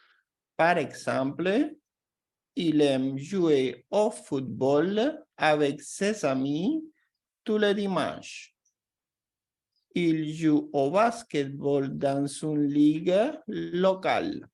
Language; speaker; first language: French; non-native, fluent; Portuguese